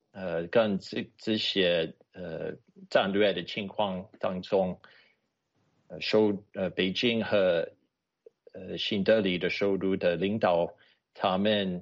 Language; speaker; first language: Chinese; non-native, fluent; English